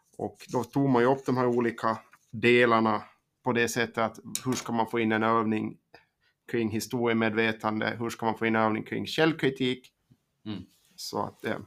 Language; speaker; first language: Swedish; native; Swedish